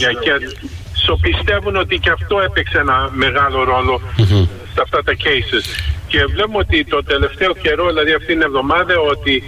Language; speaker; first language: Greek; early bilingual, heritage; Greek